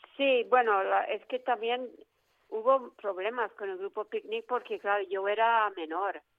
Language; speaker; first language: Spanish; early bilingual, other home language; English